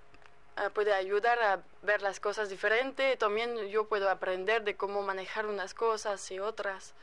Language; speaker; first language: Spanish; non-native, fluent; French